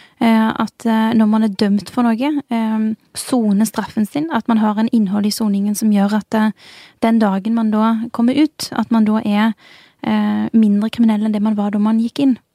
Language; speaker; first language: Norwegian; early bilingual, other home language; Urdu